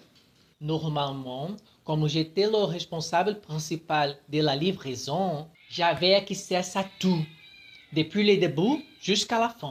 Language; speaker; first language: French; non-native, fluent; Portuguese